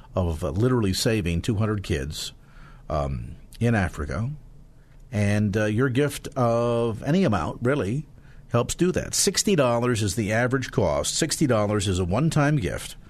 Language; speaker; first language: English; native; English